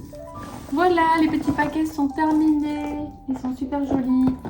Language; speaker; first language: French; native; French